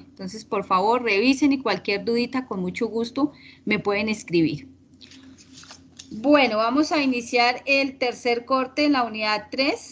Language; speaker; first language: Spanish; native; Spanish